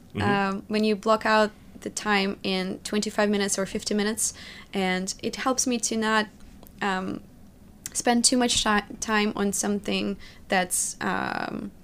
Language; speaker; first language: English; non-native, fluent; Russian